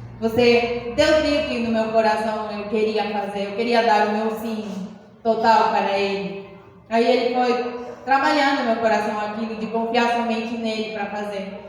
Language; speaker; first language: Portuguese; native; Portuguese